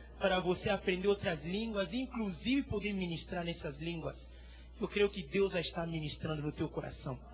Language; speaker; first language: Portuguese; non-native, fluent; French